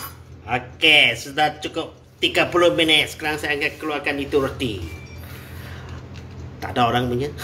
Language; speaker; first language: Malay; non-native, local second language; Chinese